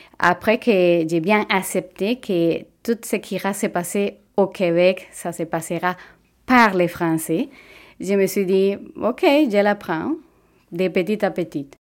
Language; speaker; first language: French; non-native, fluent; Spanish